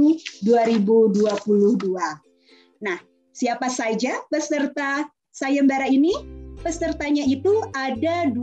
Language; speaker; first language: Indonesian; native; Indonesian